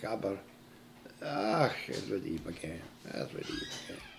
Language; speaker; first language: German; early bilingual, heritage; German